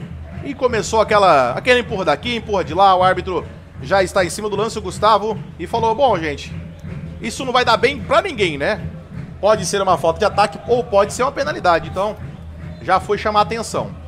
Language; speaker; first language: Portuguese; native; Portuguese